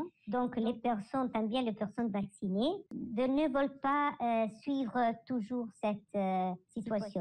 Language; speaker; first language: French; non-native, learner; Italian